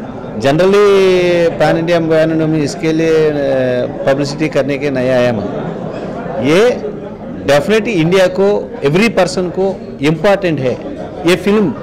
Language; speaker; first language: Hindi; non-native, local second language; Telugu